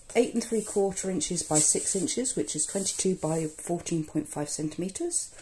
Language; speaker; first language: English; native; English